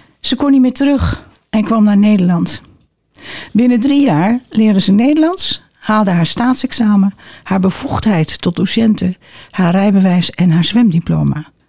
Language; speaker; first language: Dutch; native; Dutch